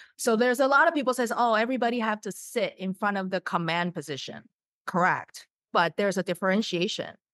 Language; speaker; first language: English; non-native, fluent; Chinese